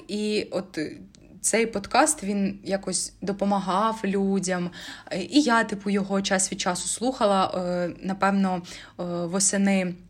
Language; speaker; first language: Ukrainian; native; Ukrainian